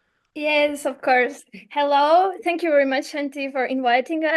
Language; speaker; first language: English; non-native, learner; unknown